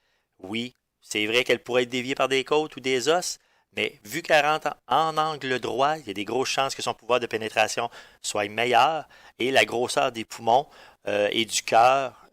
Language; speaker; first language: French; native; French